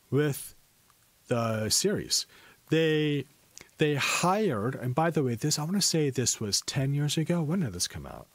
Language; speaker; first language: English; native; English